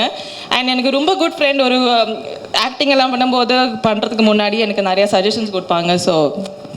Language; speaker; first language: Tamil; non-native, learner; Malayalam